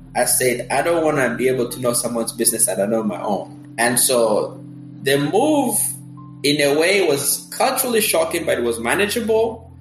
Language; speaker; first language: English; early bilingual, other home language; Kinyarwanda